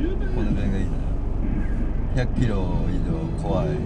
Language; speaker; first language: Japanese; non-native, learner; Vietnamese